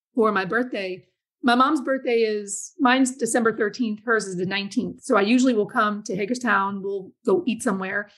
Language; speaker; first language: English; native; English